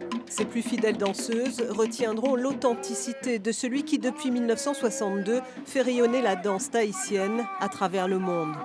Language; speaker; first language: French; native; French